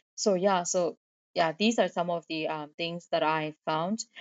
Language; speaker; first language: English; non-native, fluent; Burmese